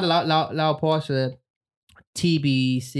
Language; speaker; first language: Chinese; non-native, learner; English